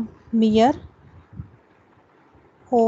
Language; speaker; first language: German; non-native, learner; Hindi